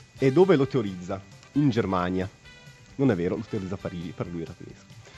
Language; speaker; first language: Italian; native; Italian